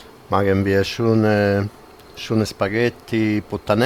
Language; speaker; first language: German; non-native, fluent; Italian